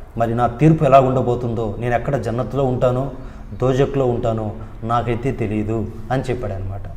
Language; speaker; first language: Telugu; non-native, local second language; Urdu